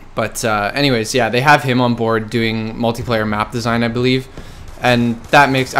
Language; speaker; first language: English; native; English